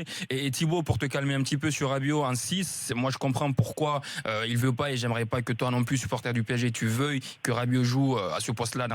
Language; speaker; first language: French; native; French